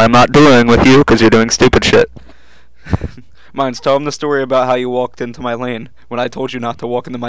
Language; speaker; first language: English; native; English